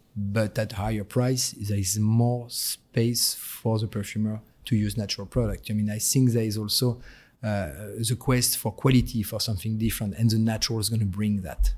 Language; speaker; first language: English; non-native, fluent; French